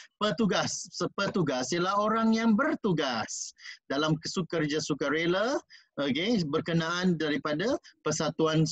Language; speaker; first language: Malay; non-native, local second language; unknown